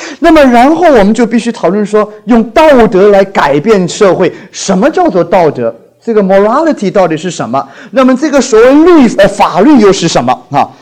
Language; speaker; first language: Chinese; non-native, local second language; Cantonese